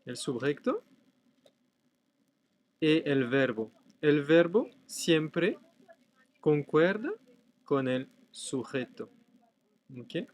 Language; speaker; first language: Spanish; non-native, fluent; French